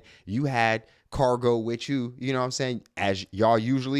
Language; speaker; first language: English; native; English